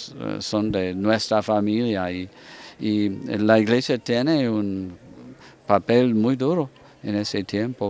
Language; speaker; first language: Spanish; non-native, fluent; English